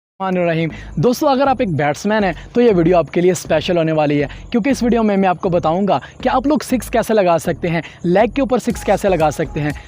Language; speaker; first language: Urdu; non-native, local second language; Punjabi